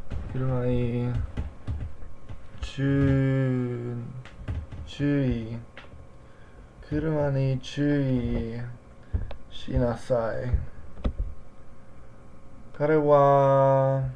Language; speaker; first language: Japanese; non-native, learner; English